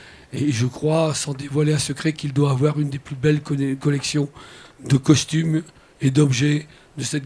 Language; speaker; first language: French; native; French